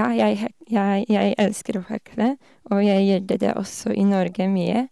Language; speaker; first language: Norwegian; non-native, learner; Polish